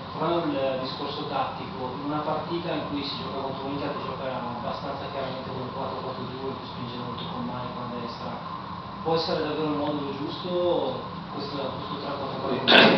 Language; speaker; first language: Italian; native; Italian